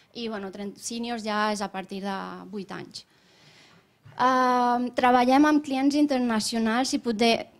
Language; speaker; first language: Catalan; non-native, fluent; Romanian